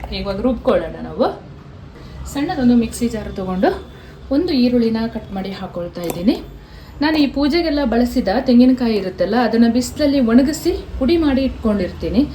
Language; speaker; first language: Kannada; non-native, local second language; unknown